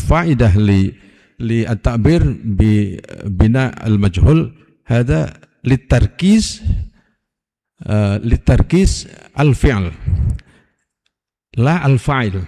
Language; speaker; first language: Arabic; non-native, fluent; Indonesian